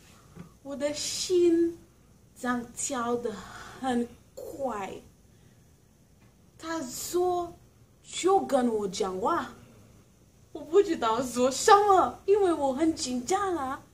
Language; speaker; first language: Chinese; non-native, learner; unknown